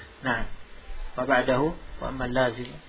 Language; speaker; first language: Arabic; non-native, fluent; Indonesian